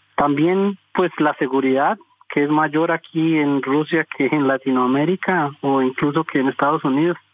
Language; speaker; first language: Spanish; native; Spanish